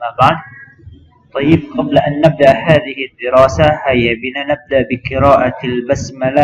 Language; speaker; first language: Arabic; non-native, fluent; Indonesian